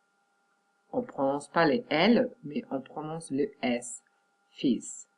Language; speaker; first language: French; non-native, fluent; Catalan